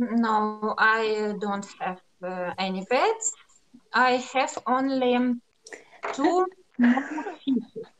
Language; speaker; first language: English; non-native, learner; Russian